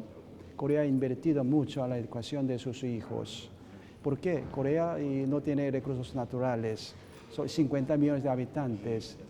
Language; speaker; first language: Spanish; non-native, learner; Korean